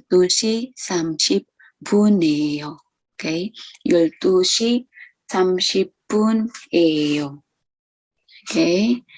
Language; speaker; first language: Korean; non-native, local second language; Filipino